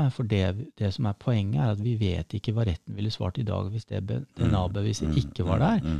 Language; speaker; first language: Norwegian; native; Norwegian